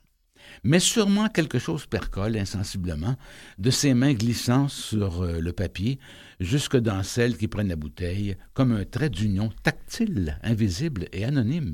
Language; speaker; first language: French; native; French